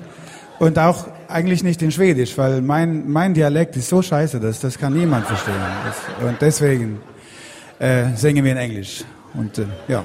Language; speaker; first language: German; non-native, fluent; Swedish